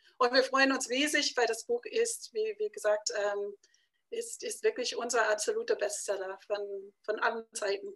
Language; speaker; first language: German; non-native, fluent; English